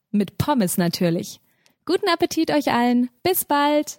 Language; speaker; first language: German; native; German